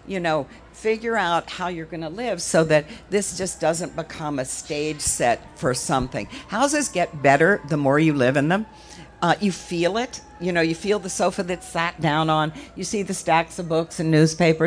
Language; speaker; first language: English; native; English